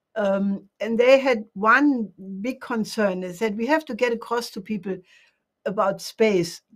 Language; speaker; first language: English; non-native, fluent; German